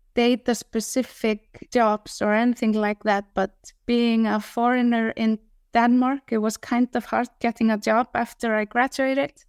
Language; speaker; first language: English; non-native, fluent; Icelandic